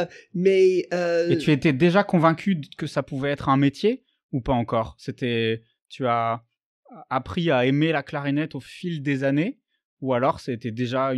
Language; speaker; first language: French; native; French